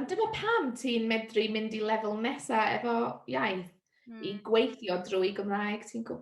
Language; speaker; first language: Welsh; non-native, learner; English